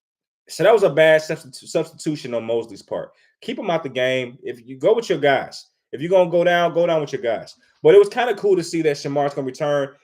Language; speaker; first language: English; native; English